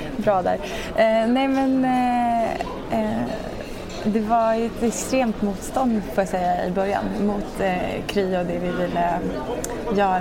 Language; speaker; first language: Swedish; native; Swedish